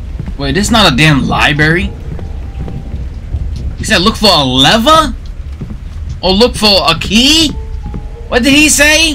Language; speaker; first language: English; native; English